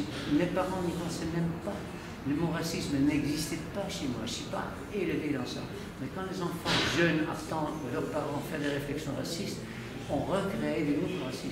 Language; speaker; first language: French; non-native, fluent; Dutch